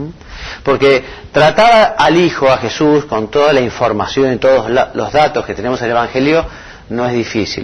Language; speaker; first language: Spanish; native; Spanish